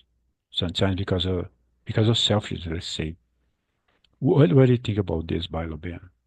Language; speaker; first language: English; non-native, fluent; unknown